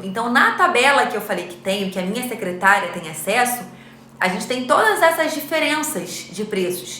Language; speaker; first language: Portuguese; native; Portuguese